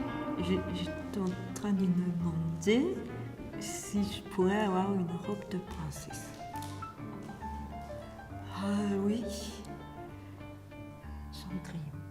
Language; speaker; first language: French; native; French